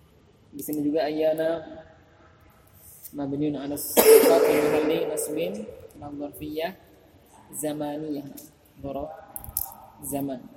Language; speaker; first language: Arabic; non-native, fluent; Indonesian